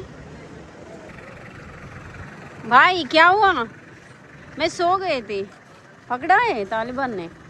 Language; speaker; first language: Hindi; non-native, local second language; Telugu